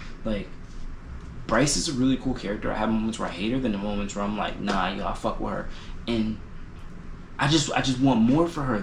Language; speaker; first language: English; native; English